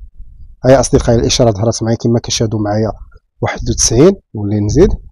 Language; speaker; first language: Arabic; native; Arabic